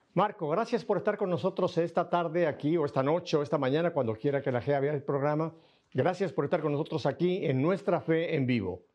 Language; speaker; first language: Spanish; native; Spanish